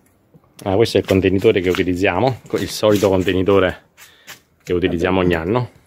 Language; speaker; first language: Italian; native; Italian